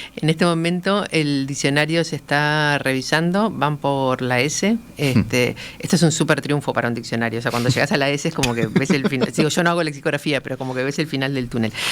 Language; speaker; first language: Spanish; native; Spanish